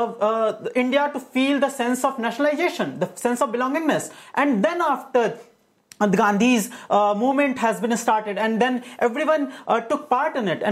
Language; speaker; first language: English; non-native, local second language; Hindi